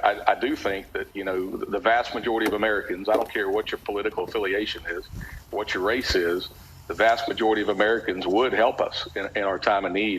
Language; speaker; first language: English; native; English